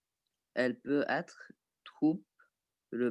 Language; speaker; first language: French; non-native, learner; Arabic